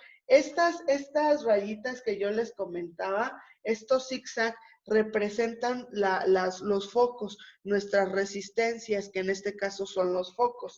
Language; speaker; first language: Spanish; native; Spanish